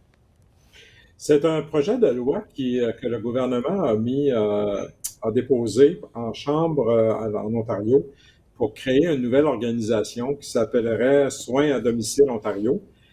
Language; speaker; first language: French; native; French